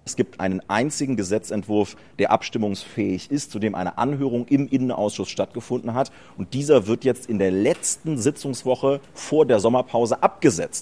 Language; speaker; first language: German; native; German